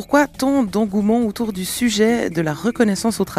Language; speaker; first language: French; native; French